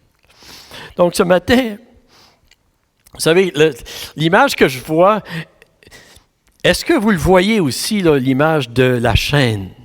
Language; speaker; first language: French; native; French